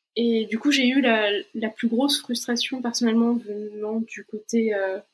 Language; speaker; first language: French; non-native, fluent; Portuguese